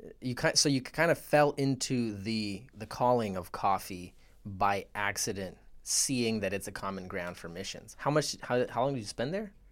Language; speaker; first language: English; early bilingual, other home language; Russian